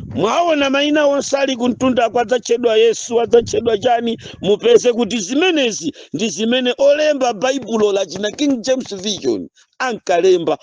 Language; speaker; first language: Nyanja; non-native, local second language; Yao